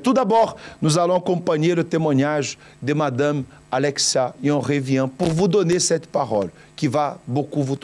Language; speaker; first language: French; non-native, fluent; Portuguese